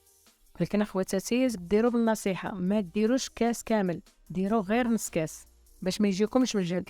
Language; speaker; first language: Arabic; native; Arabic